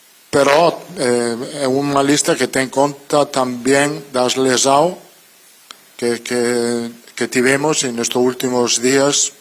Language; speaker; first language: Spanish; non-native, fluent; Italian